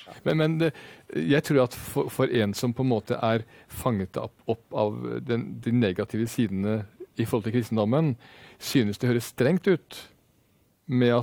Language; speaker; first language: Norwegian; native; Norwegian